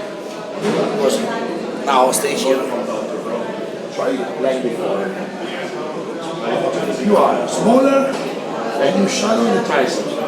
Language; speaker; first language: English; non-native, learner; Italian